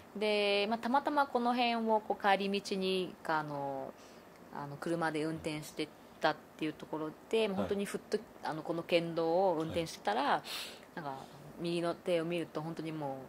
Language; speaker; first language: Japanese; non-native, fluent; Vietnamese